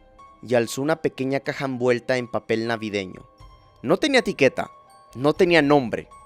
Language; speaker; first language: Spanish; native; Spanish